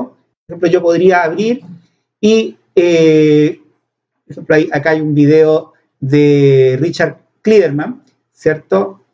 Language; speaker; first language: Spanish; native; Spanish